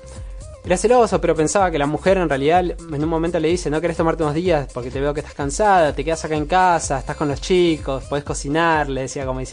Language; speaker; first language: Spanish; native; Spanish